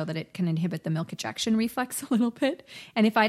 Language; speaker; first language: English; native; English